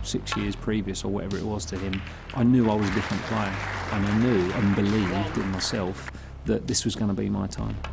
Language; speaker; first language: English; native; English